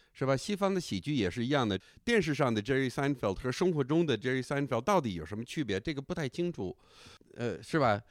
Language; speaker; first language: Chinese; non-native, fluent; English